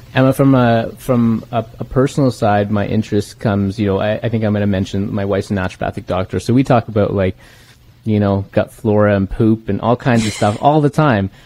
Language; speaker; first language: English; native; English